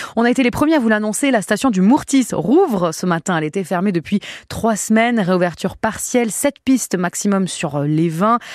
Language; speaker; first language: French; native; French